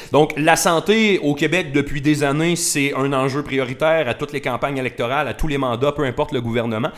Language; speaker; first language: French; native; French